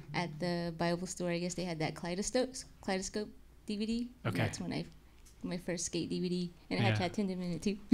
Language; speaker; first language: English; native; English